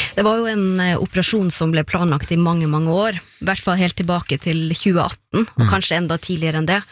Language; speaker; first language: Norwegian; native; Norwegian